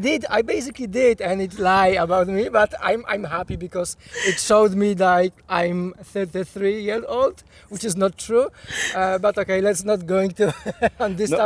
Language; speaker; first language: English; non-native, fluent; Polish